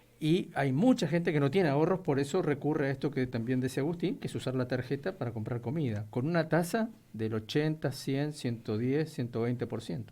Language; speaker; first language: Spanish; native; Spanish